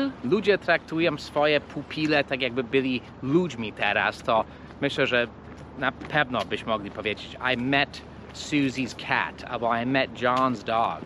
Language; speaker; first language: Polish; non-native, fluent; English